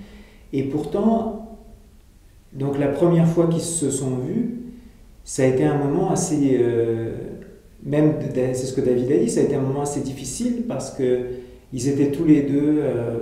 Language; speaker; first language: French; native; French